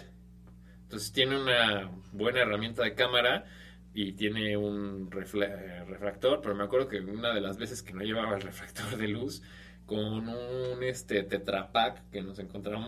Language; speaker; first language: Spanish; native; Spanish